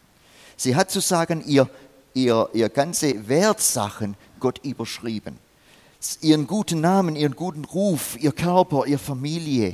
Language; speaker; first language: German; non-native, fluent; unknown